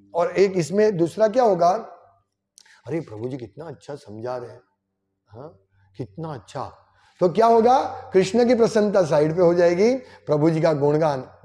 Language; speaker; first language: Hindi; non-native, local second language; Gujarati